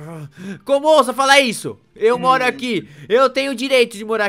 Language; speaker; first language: Portuguese; native; Portuguese